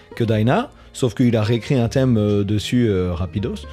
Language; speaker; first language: French; native; French